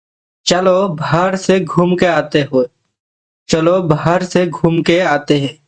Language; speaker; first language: Hindi; non-native, fluent; Bangla